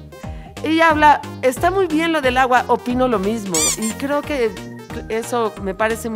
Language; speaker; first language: Spanish; native; Spanish